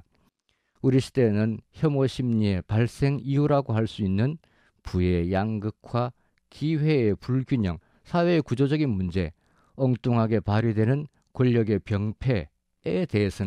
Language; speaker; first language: Korean; native; Korean